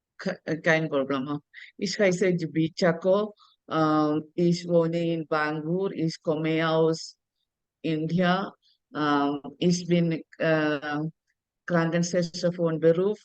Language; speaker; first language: German; non-native, learner; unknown